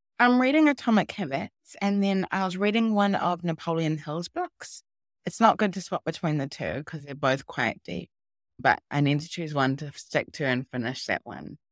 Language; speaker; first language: English; native; English